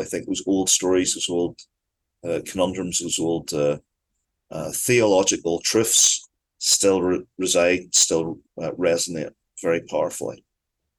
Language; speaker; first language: English; native; English